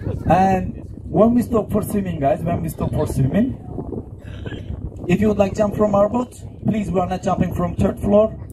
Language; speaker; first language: English; non-native, fluent; Turkish